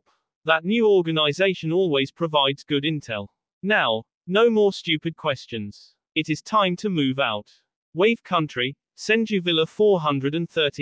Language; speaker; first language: English; native; English